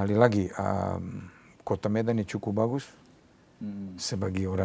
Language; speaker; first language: Indonesian; non-native, learner; Serbian